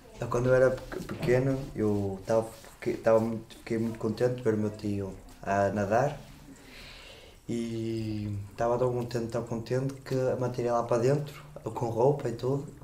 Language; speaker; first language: Portuguese; early bilingual, heritage; Portuguese